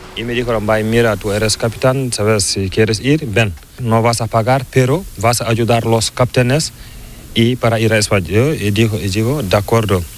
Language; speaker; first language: Spanish; non-native, learner; Fula